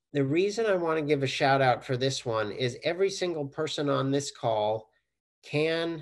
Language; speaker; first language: English; native; English